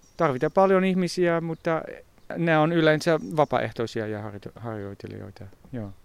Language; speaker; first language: Finnish; non-native, fluent; Dutch